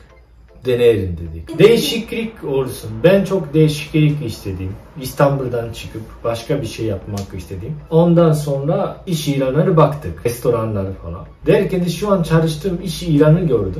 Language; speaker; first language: Turkish; non-native, fluent; Japanese